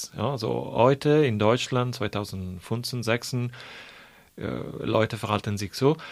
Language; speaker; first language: German; non-native, fluent; Italian